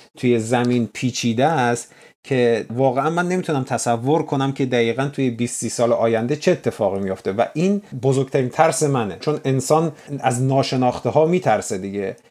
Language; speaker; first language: Persian; native; Persian